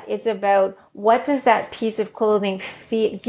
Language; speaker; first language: English; native; English